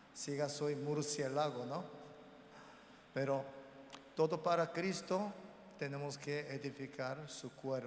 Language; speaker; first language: Spanish; non-native, learner; Korean